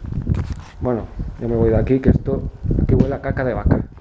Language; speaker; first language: Spanish; native; Spanish